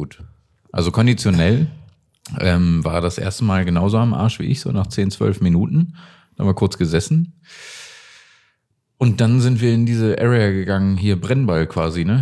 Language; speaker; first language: German; native; German